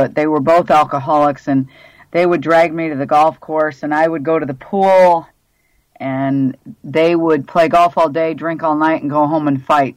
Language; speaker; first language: English; native; English